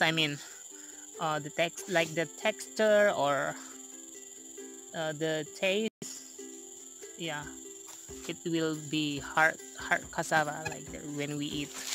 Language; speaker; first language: English; non-native, learner; Indonesian